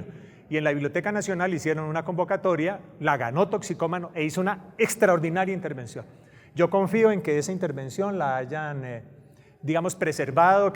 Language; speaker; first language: Spanish; native; Spanish